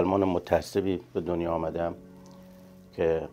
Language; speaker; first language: Persian; native; Persian